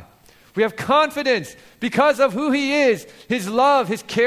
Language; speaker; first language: English; early bilingual, other home language; Korean